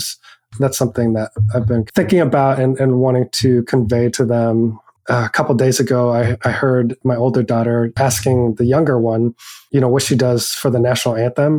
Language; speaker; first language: English; native; English